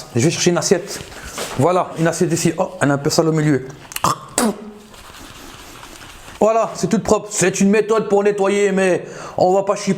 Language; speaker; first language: French; native; French